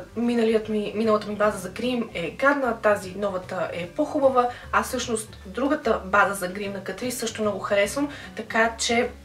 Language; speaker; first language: Bulgarian; native; Bulgarian